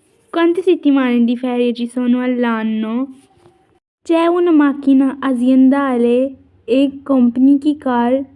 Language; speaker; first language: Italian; non-native, fluent; Urdu